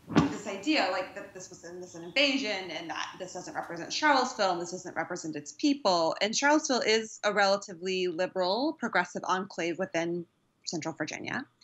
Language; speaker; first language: English; native; English